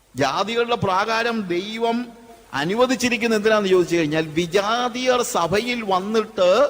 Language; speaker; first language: Malayalam; native; Malayalam